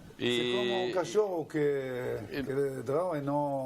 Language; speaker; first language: Portuguese; non-native, learner; Hebrew